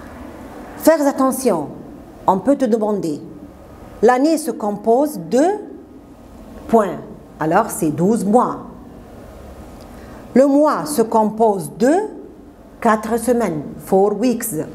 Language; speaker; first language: French; non-native, fluent; Arabic